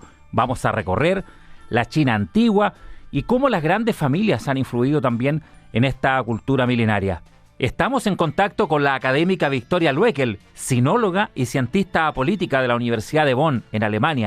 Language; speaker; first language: Spanish; native; Spanish